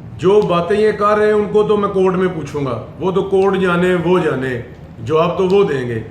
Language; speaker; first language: Urdu; non-native, local second language; Punjabi